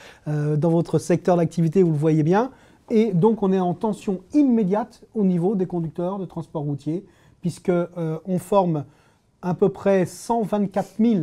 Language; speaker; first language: French; native; French